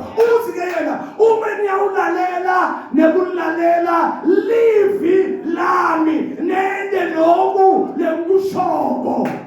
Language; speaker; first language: Zulu; non-native, local second language; Swati